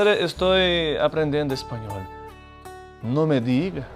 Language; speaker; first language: Spanish; non-native, learner; Portuguese